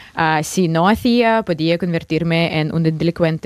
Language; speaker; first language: Spanish; non-native, fluent; Russian